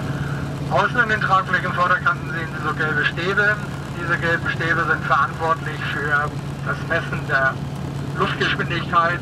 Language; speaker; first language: German; native; German